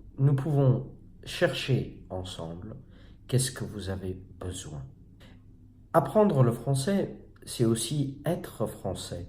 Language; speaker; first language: French; native; French